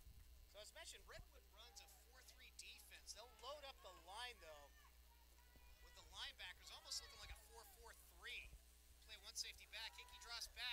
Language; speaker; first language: English; native; English